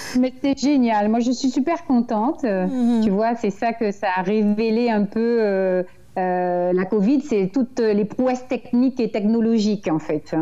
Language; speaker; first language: French; native; French